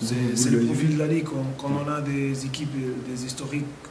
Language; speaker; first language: French; non-native, fluent; Portuguese